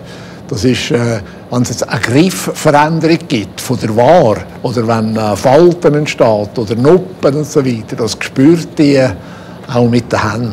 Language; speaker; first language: German; native; German